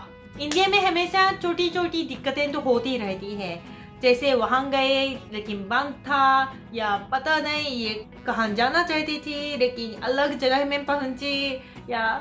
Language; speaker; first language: Hindi; non-native, fluent; Japanese